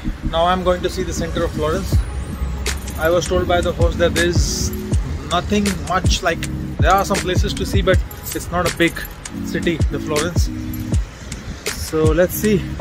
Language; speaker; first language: English; non-native, local second language; Hindi